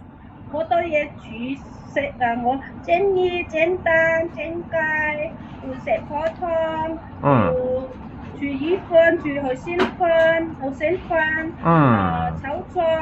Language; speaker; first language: Cantonese; non-native, learner; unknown